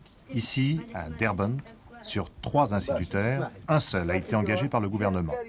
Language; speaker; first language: French; native; French